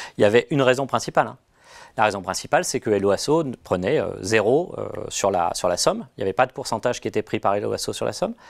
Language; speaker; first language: French; native; French